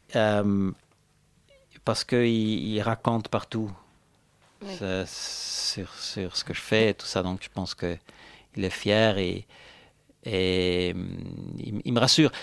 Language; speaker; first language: French; non-native, local second language; Italian